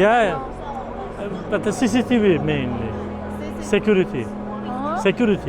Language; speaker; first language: English; non-native, learner; Turkish